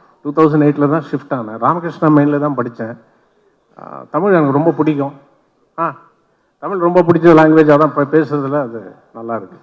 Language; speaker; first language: Tamil; non-native, local second language; Telugu